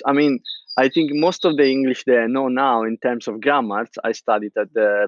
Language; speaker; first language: English; non-native, fluent; Italian